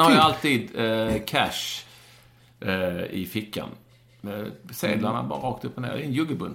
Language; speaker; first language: Swedish; native; Swedish